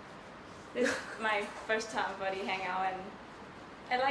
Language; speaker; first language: English; non-native, learner; Thai